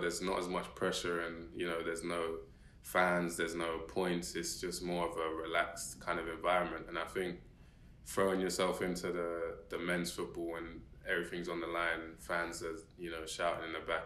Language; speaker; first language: English; native; English